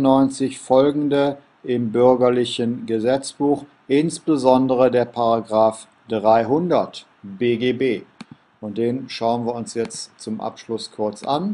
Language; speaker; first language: German; native; German